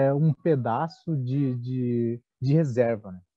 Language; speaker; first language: Portuguese; non-native, local second language; Guarani